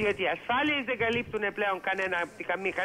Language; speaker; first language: Greek; native; Greek